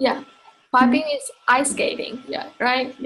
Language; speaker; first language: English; non-native, fluent; Chinese